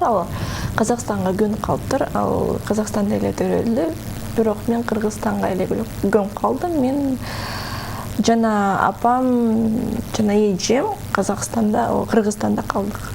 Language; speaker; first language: Kyrgyz; non-native, local second language; Russian